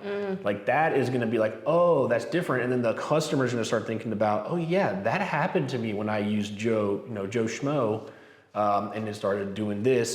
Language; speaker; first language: English; native; English